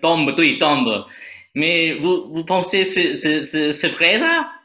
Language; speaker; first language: French; non-native, learner; Vietnamese